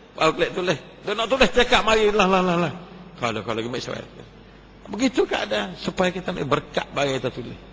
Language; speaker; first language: Malay; native; Malay